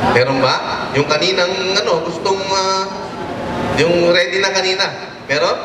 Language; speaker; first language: Filipino; non-native, local second language; Waray